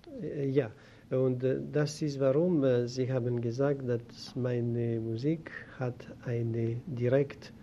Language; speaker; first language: German; non-native, learner; Greek